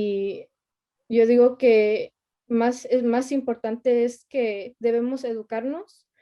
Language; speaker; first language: Spanish; early bilingual, heritage; Spanish